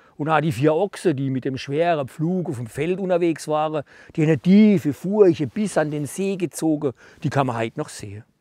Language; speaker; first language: German; native; German